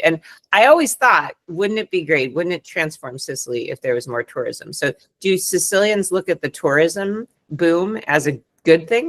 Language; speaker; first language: English; non-native, fluent; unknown